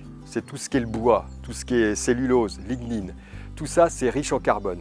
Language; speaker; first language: French; native; French